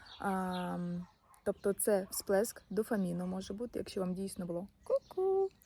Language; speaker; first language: Ukrainian; non-native, local second language; Russian